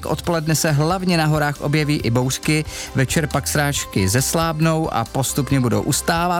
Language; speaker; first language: Czech; native; Czech